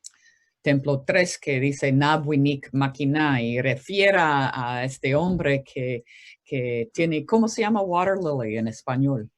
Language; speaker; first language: Spanish; non-native, fluent; English